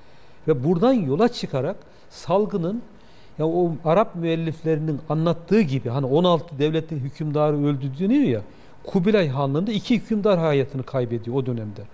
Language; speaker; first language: Turkish; native; Turkish